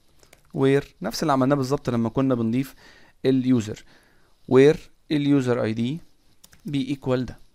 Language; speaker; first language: Arabic; native; Arabic